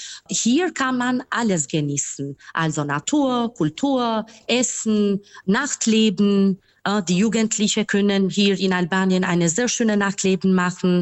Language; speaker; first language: German; non-native, fluent; Albanian